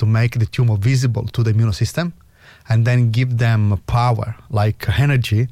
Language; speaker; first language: English; non-native, fluent; Italian